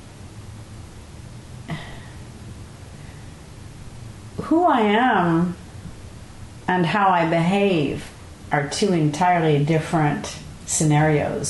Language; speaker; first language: English; native; English